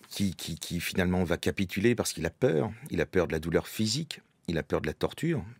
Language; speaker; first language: French; native; French